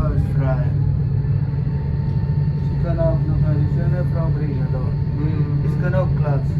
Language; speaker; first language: German; non-native, learner; Serbian